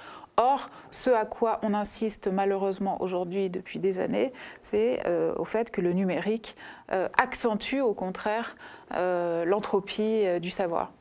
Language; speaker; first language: French; native; French